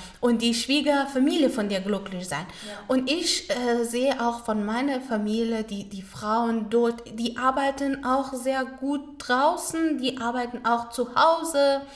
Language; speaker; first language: German; non-native, learner; Pashto